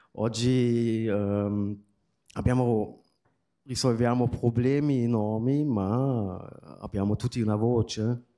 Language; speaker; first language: Italian; non-native, fluent; German